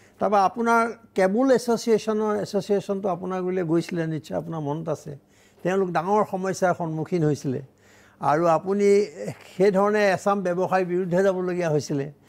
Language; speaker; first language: Assamese; native; Assamese